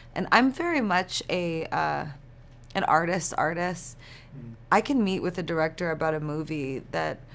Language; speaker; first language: English; native; English